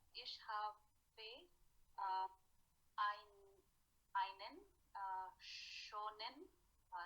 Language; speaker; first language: German; non-native, learner; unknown